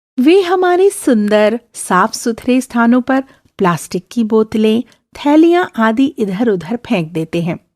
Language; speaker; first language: Hindi; native; Hindi